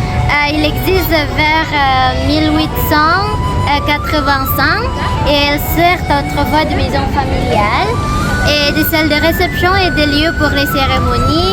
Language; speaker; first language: French; non-native, learner; Indonesian